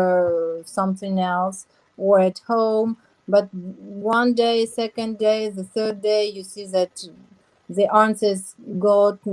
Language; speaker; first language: English; non-native, fluent; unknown